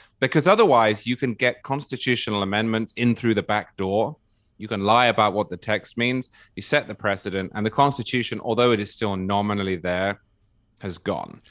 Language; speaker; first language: English; native; English